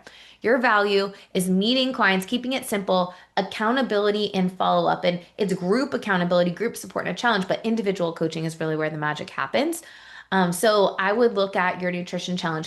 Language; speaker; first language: English; native; English